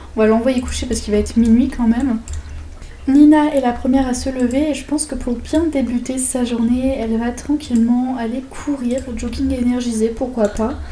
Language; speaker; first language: French; native; French